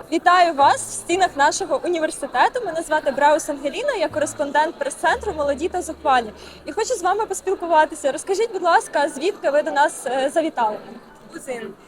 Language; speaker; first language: Ukrainian; native; Ukrainian